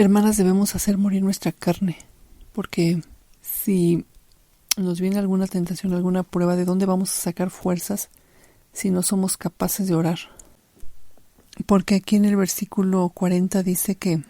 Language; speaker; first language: Spanish; native; Spanish